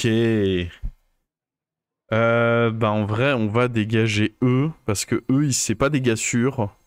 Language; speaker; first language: French; native; French